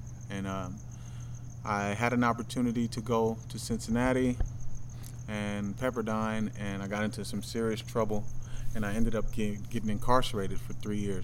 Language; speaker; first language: English; native; English